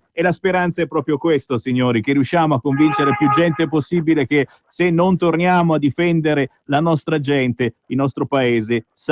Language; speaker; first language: Italian; native; Italian